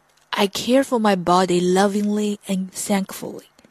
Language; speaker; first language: English; non-native, fluent; Chinese